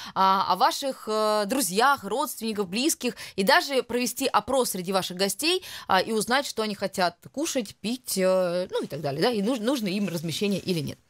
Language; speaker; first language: Russian; native; Russian